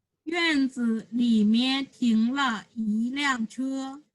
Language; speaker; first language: Chinese; non-native, fluent; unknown